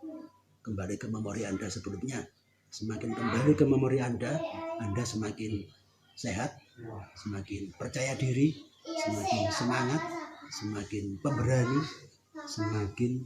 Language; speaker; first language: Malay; non-native, local second language; Javanese